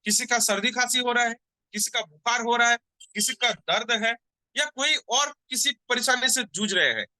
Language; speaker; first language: Hindi; non-native, local second language; Bangla